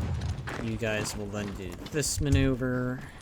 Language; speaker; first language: English; native; English